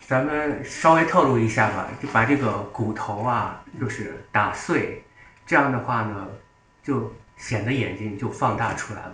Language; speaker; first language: Chinese; native; Chinese